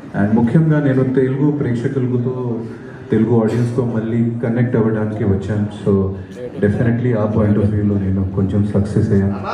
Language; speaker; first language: Telugu; non-native, fluent; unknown